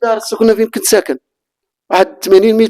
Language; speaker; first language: Arabic; native; Arabic